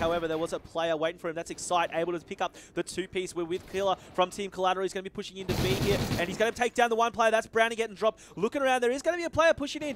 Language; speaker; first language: English; native; English